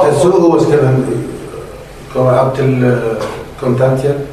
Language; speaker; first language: Danish; non-native, learner; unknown